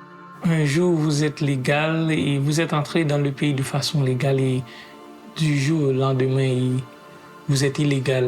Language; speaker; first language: French; non-native, local second language; Haitian Creole